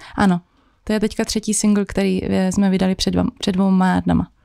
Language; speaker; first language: Czech; native; Czech